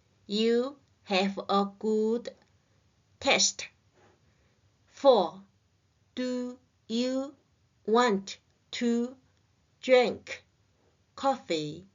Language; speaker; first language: English; non-native, learner; Chinese